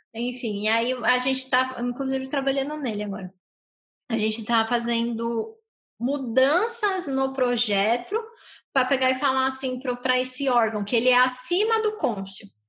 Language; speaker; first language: Portuguese; native; Portuguese